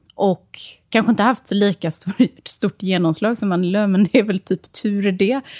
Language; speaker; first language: Swedish; early bilingual, other home language; Serbian